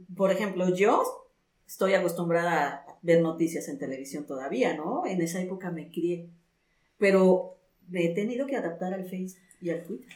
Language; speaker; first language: Spanish; native; Spanish